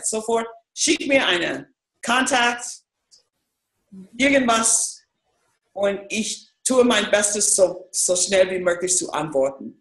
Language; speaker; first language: German; non-native, fluent; English